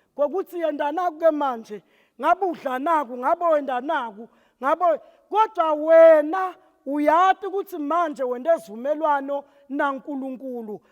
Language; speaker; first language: Zulu; non-native, local second language; Swati